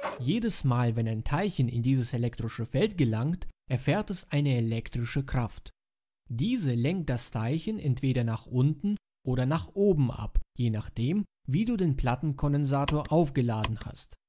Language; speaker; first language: German; native; German